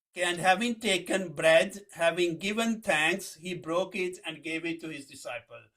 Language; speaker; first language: English; non-native, local second language; Urdu